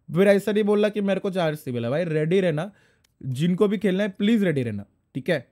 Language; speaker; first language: Hindi; non-native, local second language; Marathi